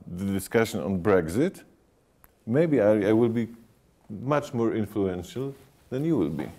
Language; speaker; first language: English; non-native, fluent; Polish